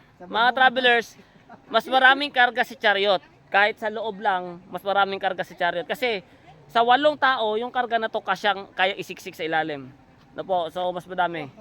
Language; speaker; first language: Filipino; native; Filipino